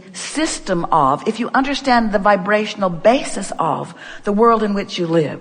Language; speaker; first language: English; native; English